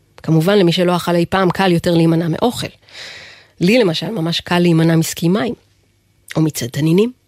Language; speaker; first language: Hebrew; native; Hebrew